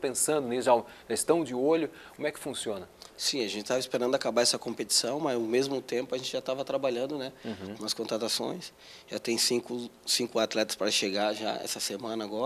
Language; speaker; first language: Portuguese; native; Portuguese